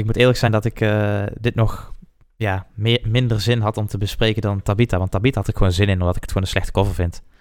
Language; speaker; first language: Dutch; native; Dutch